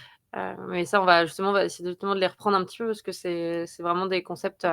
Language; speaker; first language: French; native; French